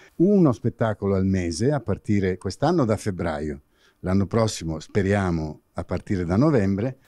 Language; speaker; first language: Italian; native; Italian